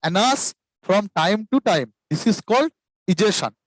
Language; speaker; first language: English; non-native, local second language; Bangla